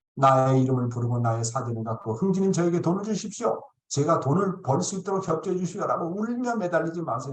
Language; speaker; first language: Korean; native; Korean